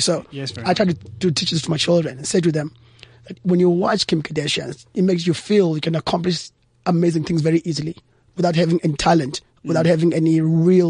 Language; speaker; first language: English; non-native, local second language; Xhosa